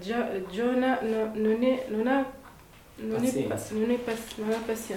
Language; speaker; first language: Italian; non-native, learner; Arabic